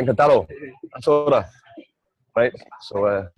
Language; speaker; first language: Spanish; non-native, learner; English